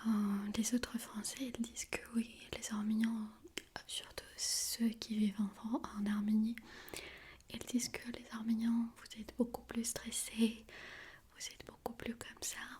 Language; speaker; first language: French; non-native, fluent; Armenian